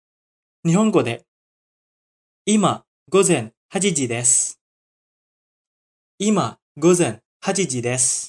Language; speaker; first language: Japanese; non-native, fluent; Indonesian